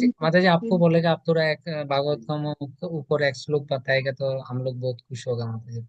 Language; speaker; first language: Hindi; non-native, learner; Bangla